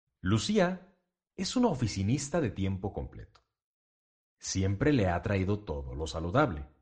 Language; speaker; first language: Spanish; native; Spanish